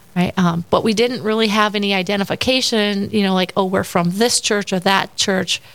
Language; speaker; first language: English; native; English